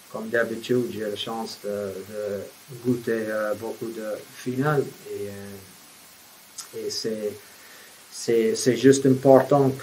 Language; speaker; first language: French; non-native, fluent; English